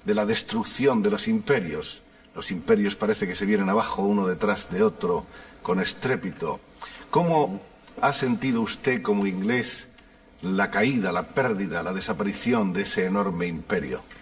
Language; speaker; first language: Spanish; native; Spanish